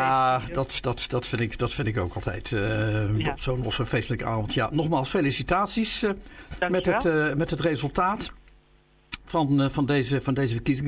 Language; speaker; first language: Dutch; native; Dutch